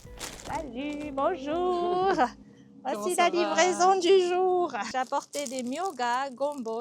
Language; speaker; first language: French; non-native, fluent; Japanese